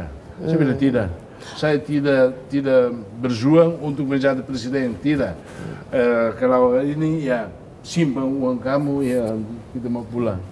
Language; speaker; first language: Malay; non-native, fluent; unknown